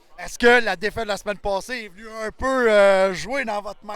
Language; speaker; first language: French; native; French